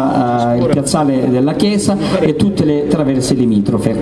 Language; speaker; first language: Italian; native; Italian